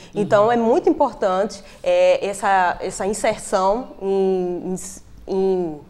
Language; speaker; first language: Portuguese; native; Portuguese